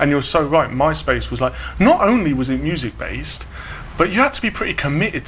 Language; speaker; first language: English; native; English